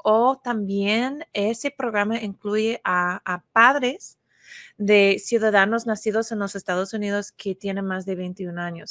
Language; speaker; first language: Spanish; non-native, fluent; English